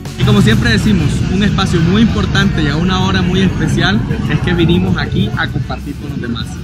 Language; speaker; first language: Spanish; native; Spanish